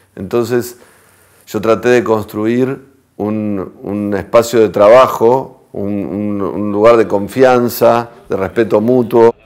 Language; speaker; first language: Spanish; native; Spanish